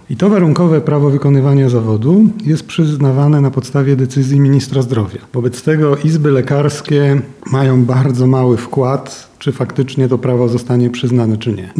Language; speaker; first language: Polish; native; Polish